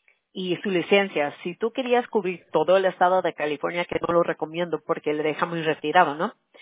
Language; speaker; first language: Spanish; early bilingual, heritage; Spanish